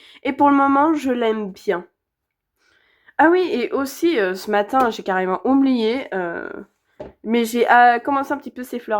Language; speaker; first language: French; native; French